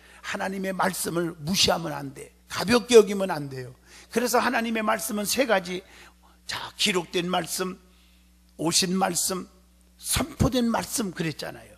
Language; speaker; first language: Korean; native; Korean